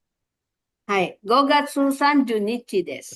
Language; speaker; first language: Japanese; non-native, fluent; Filipino